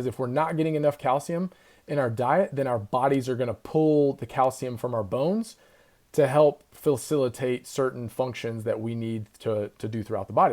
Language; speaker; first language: English; native; English